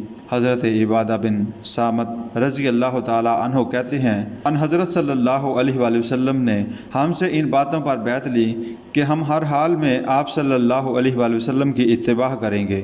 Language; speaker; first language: Urdu; native; Urdu